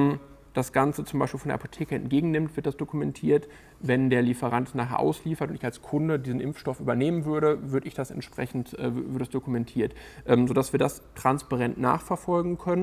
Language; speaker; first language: German; native; German